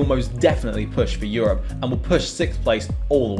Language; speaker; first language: English; native; English